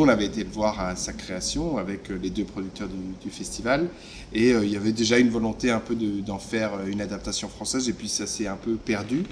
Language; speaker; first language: French; native; French